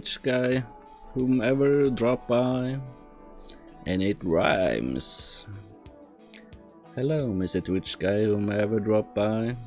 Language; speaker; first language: English; non-native, fluent; Norwegian